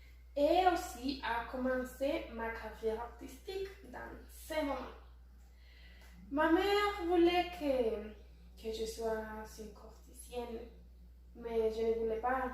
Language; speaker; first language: French; non-native, learner; Spanish